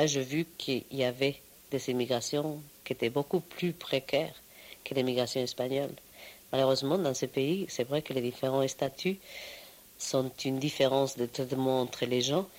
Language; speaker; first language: French; non-native, fluent; Spanish